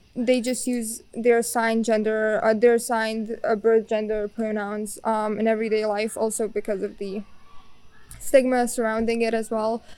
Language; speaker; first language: English; non-native, fluent; Bosnian